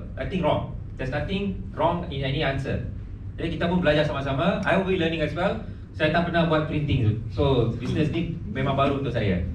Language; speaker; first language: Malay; non-native, local second language; Tamil